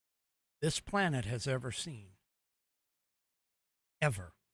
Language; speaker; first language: English; native; English